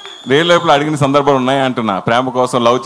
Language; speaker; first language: Telugu; native; Telugu